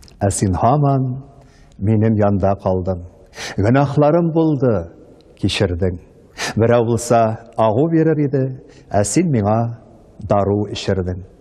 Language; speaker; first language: Tatar; native; Tatar